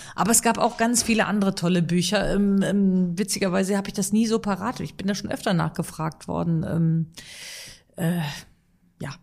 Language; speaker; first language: German; native; German